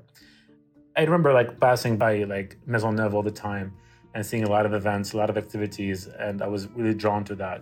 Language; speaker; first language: English; non-native, fluent; Arabic